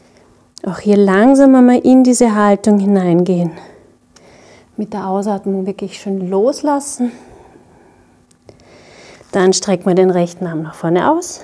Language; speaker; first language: German; native; German